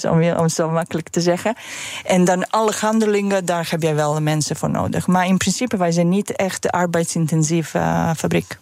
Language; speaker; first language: Dutch; non-native, fluent; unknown